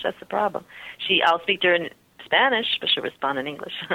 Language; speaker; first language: English; early bilingual, other home language; Spanish